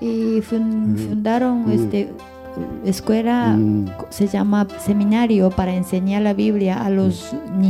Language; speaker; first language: Spanish; non-native, fluent; Japanese